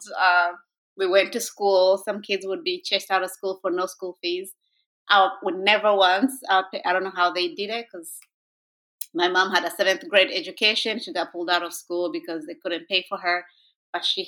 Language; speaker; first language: English; non-native, local second language; Kinyarwanda